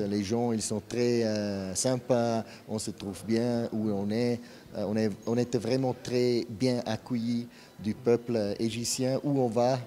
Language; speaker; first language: French; non-native, fluent; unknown